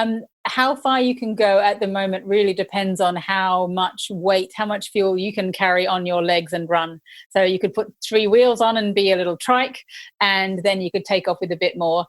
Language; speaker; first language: English; native; English